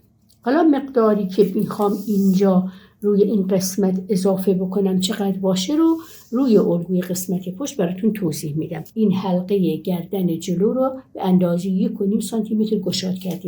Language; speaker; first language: Persian; native; Persian